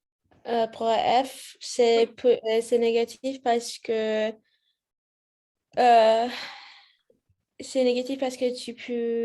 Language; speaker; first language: French; non-native, learner; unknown